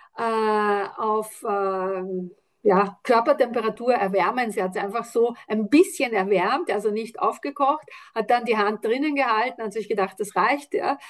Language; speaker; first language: German; non-native, fluent; Italian